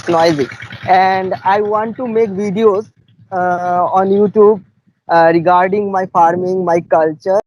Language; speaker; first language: English; non-native, fluent; Bangla